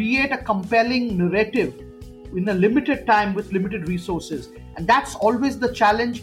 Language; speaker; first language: English; non-native, local second language; Bangla